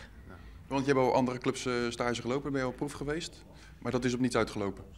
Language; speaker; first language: Dutch; native; Dutch